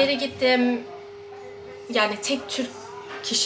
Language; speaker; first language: Turkish; early bilingual, heritage; Turkish